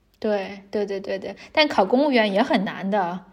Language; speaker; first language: Chinese; native; Chinese